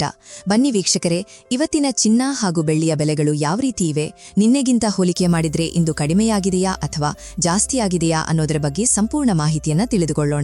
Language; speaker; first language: Kannada; native; Kannada